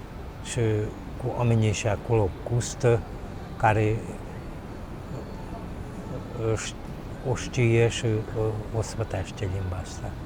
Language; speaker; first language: Romanian; early bilingual, heritage; Romanian